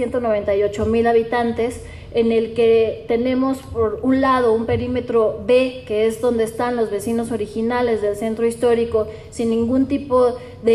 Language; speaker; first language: Spanish; native; Spanish